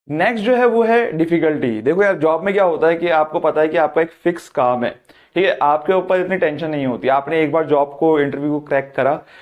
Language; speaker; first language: Hindi; native; Hindi